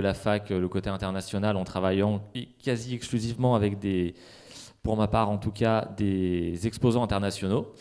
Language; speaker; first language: French; native; French